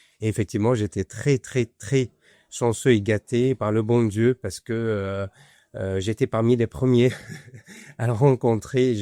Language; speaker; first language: French; non-native, fluent; Arabic